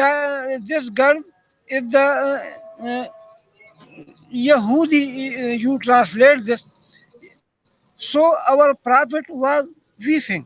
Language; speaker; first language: English; non-native, learner; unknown